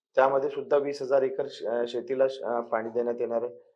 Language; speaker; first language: Marathi; native; Marathi